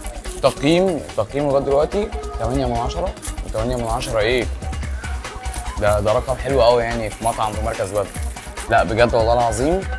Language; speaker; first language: Arabic; native; Arabic